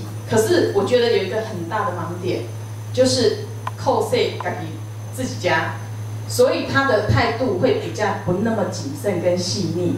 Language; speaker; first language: Chinese; native; Chinese